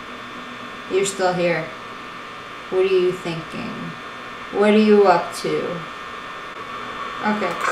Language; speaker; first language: English; native; English